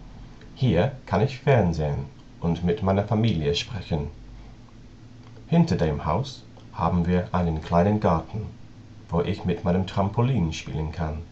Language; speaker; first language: German; non-native, learner; English